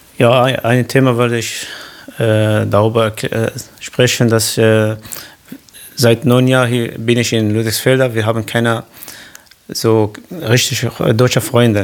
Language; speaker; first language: German; non-native, fluent; Arabic